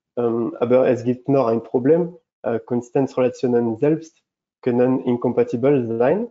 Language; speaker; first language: German; non-native, fluent; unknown